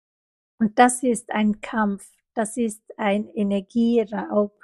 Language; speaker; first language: German; non-native, fluent; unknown